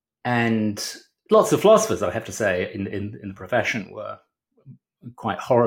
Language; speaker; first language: English; native; English